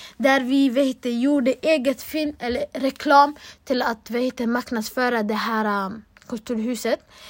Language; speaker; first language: Swedish; early bilingual, other home language; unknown